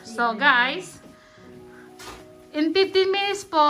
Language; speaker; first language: English; non-native, local second language; Filipino